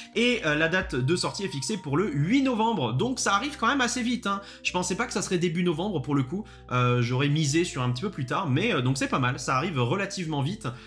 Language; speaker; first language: French; native; French